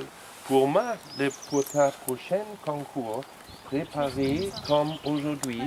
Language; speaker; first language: French; non-native, learner; German